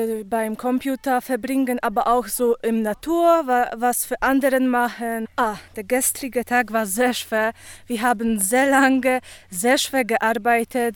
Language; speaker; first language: German; non-native, local second language; Polish